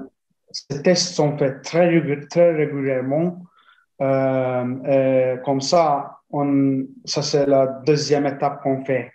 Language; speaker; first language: French; non-native, fluent; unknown